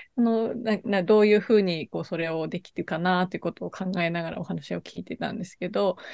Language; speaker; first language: Japanese; native; Japanese